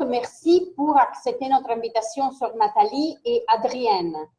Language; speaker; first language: French; non-native, fluent; Italian